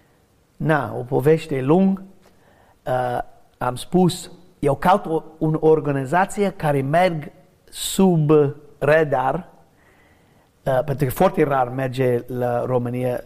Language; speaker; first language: Romanian; non-native, learner; English